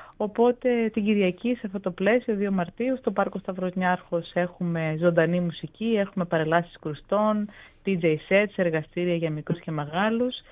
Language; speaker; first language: Greek; native; Greek